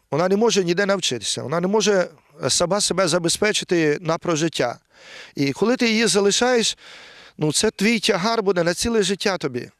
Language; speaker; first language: Ukrainian; native; Ukrainian